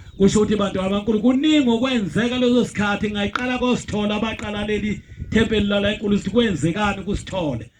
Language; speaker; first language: Zulu; native; Zulu